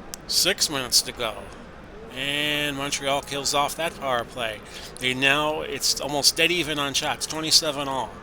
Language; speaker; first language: English; native; English